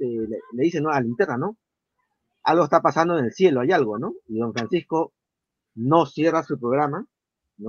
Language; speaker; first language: Spanish; native; Spanish